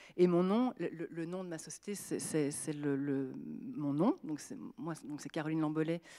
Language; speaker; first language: French; native; French